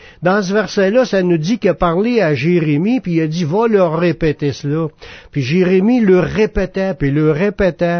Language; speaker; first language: French; native; French